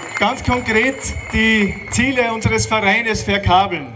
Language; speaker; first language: German; native; German